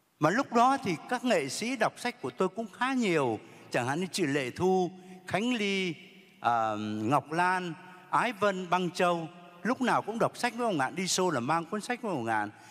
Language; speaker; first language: Vietnamese; native; Vietnamese